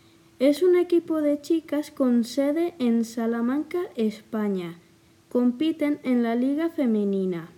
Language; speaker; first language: Spanish; native; Spanish